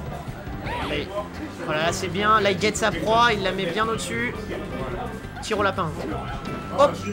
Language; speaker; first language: French; native; French